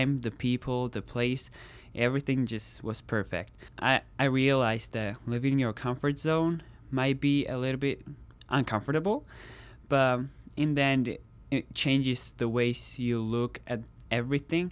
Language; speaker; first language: English; non-native, fluent; Georgian